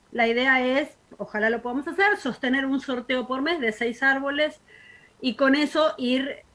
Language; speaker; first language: Spanish; native; Spanish